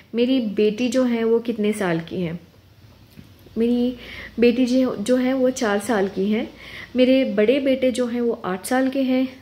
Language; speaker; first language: Hindi; non-native, local second language; Urdu